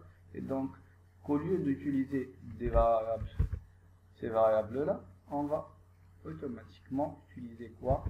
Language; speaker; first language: French; non-native, local second language; Arabic